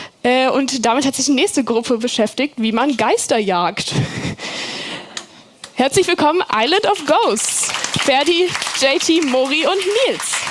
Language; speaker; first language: German; native; German